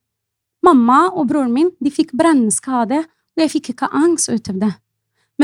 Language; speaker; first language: Norwegian; non-native, fluent; Arabic